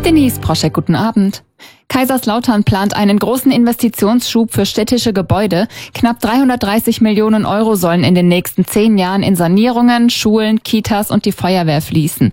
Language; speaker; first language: German; native; German